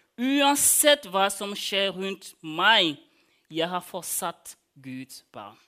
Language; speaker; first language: Norwegian; non-native, fluent; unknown